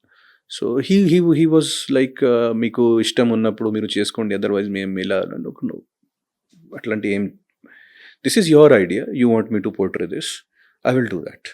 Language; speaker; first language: Telugu; non-native, fluent; Hindi